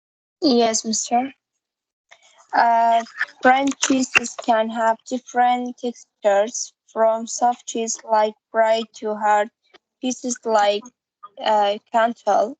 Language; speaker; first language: English; non-native, learner; Central Kurdish